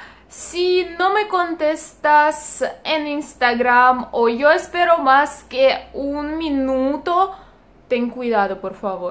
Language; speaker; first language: Spanish; non-native, learner; Russian